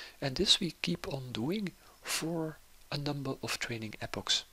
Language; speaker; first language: English; non-native, fluent; Dutch